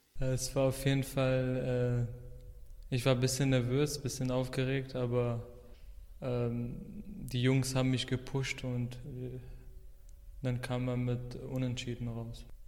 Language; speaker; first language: German; non-native, fluent; Arabic